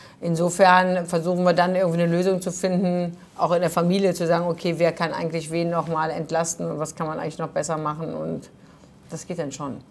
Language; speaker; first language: German; early bilingual, other home language; Croatian